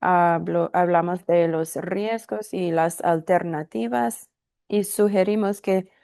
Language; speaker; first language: Spanish; non-native, fluent; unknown